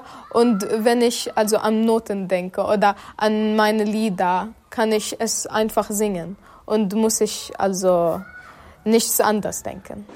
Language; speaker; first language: German; early bilingual, other home language; Arabic